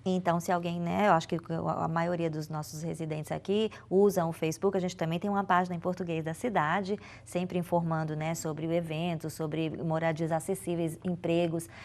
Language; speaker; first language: Portuguese; native; Portuguese